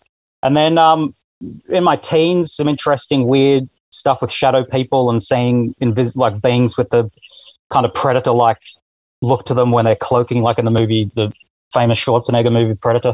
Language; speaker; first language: English; native; English